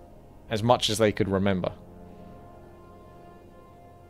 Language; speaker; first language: English; native; English